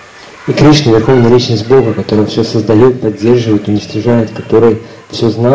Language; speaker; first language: Russian; native; Russian